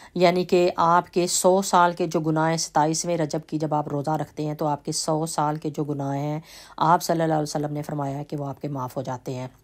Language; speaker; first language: Urdu; native; Urdu